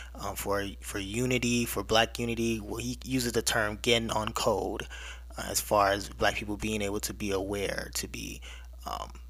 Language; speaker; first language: English; early bilingual, other home language; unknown